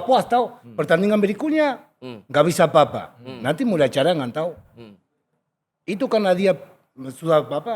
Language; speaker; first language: Indonesian; non-native, fluent; Spanish